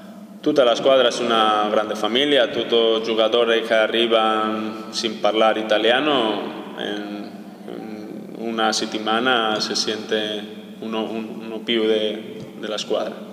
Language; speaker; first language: Italian; non-native, learner; Spanish